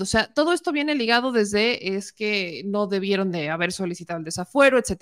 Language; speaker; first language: Spanish; native; Spanish